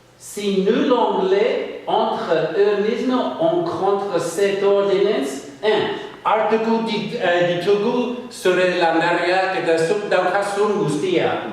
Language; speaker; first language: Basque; non-native, fluent; English